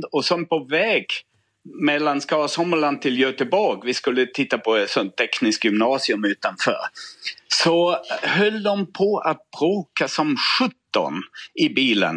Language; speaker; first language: Swedish; non-native, fluent; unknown